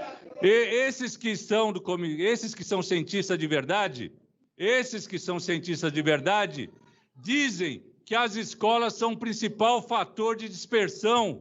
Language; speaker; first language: Portuguese; native; Portuguese